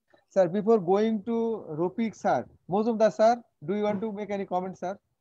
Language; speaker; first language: English; non-native, local second language; Bangla